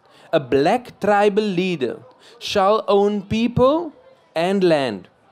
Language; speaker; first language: English; non-native, local second language; Afrikaans